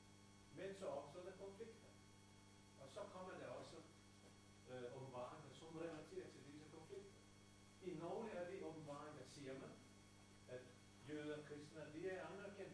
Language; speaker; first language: Danish; non-native, fluent; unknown